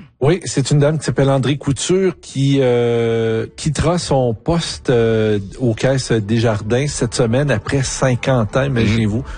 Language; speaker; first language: French; native; French